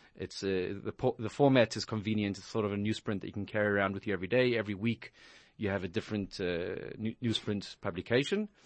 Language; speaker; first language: English; native; English